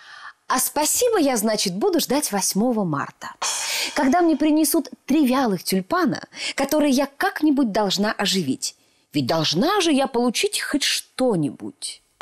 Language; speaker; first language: Russian; native; Russian